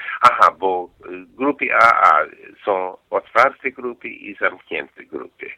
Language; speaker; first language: Polish; non-native, learner; English